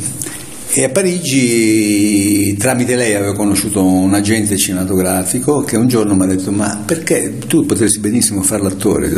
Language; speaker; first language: Italian; native; Italian